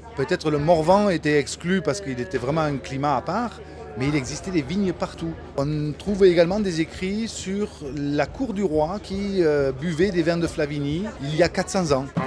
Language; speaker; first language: French; non-native, fluent; German